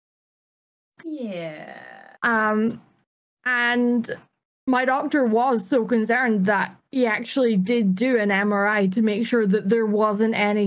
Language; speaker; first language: English; native; English